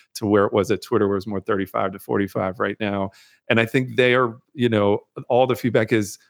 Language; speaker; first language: English; native; English